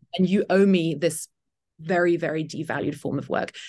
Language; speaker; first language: English; native; English